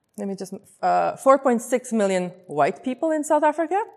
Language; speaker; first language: English; non-native, local second language; Afrikaans